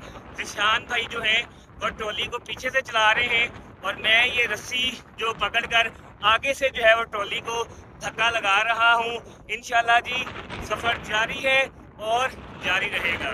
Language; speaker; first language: Urdu; non-native, local second language; Punjabi